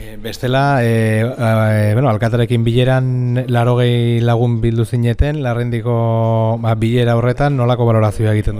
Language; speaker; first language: Basque; native; Basque